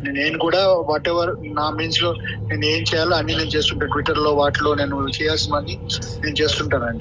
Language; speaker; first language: Telugu; native; Telugu